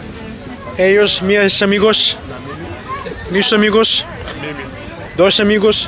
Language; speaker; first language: Spanish; non-native, learner; Bulgarian